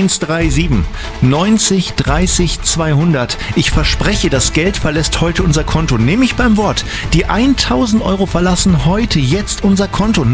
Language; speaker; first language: German; native; German